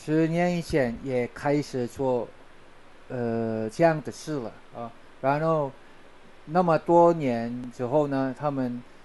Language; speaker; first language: Chinese; non-native, learner; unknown